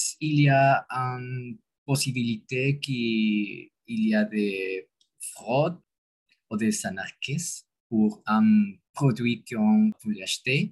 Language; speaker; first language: French; non-native, learner; Spanish